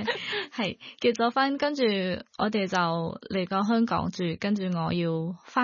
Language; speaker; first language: Cantonese; non-native, learner; Thai